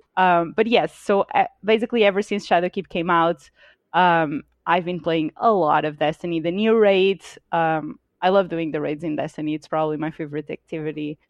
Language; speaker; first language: English; non-native, fluent; Portuguese